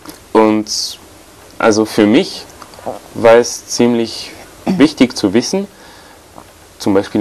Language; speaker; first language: German; non-native, fluent; French